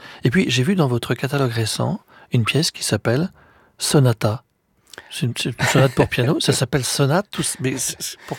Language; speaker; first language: French; native; French